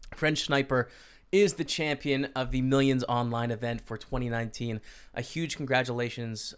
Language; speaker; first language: English; native; English